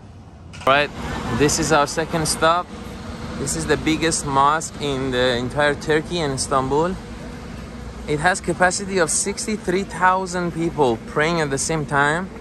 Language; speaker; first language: English; non-native, fluent; Persian